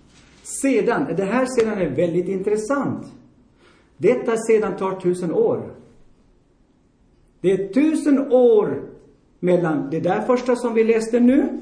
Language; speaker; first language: Swedish; non-native, fluent; Armenian